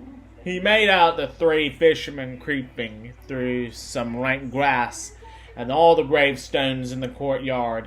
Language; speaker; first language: English; native; English